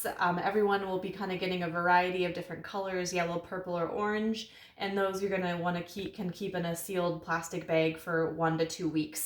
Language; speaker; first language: English; native; English